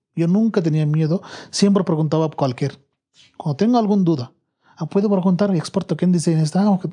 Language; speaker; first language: Spanish; non-native, learner; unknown